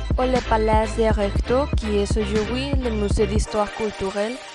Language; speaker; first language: French; non-native, learner; Spanish